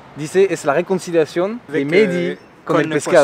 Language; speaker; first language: Spanish; non-native, fluent; French